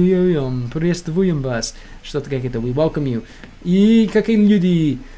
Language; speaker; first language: Russian; non-native, learner; English